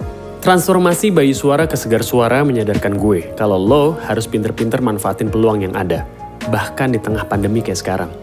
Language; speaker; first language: Indonesian; native; Indonesian